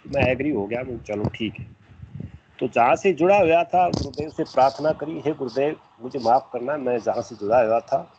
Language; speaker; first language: Hindi; native; Hindi